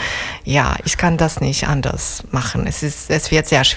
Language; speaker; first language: German; non-native, fluent; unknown